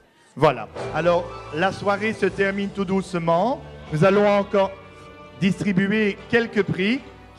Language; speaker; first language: French; native; French